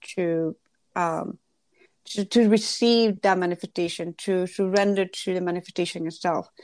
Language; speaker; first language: English; non-native, fluent; Spanish